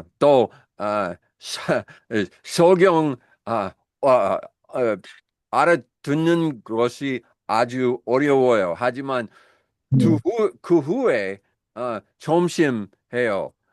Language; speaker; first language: Korean; non-native, learner; English